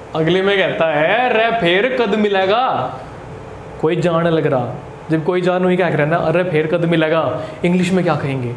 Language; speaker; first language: Hindi; native; Hindi